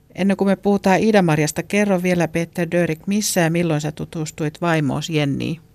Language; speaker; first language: Finnish; native; Finnish